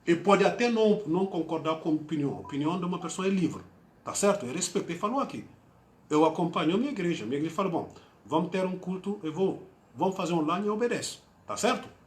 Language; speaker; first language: Portuguese; non-native, fluent; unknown